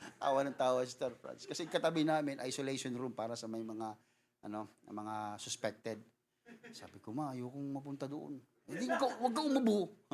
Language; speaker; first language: Filipino; non-native, local second language; Cebuano